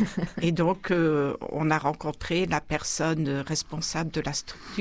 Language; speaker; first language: French; native; French